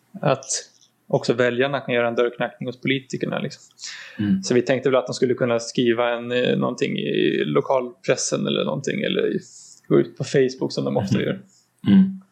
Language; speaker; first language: Swedish; native; Swedish